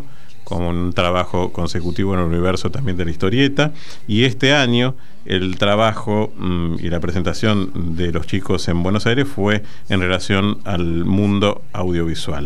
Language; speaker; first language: Spanish; native; Spanish